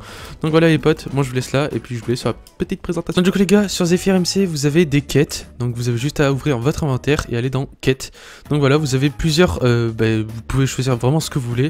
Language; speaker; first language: French; native; French